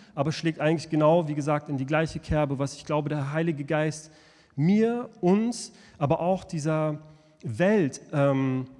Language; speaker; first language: German; early bilingual, other home language; Lithuanian